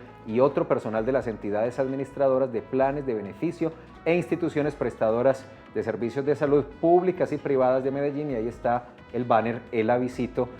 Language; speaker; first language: Spanish; native; Spanish